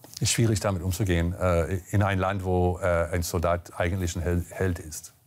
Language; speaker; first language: German; non-native, fluent; English